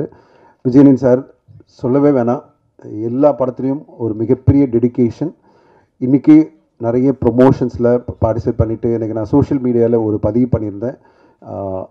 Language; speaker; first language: Tamil; native; Tamil